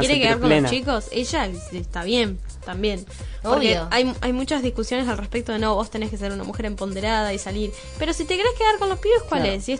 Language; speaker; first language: Spanish; native; Spanish